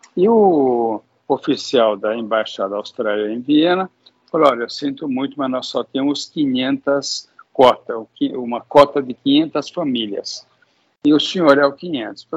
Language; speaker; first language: Portuguese; early bilingual, other home language; Hungarian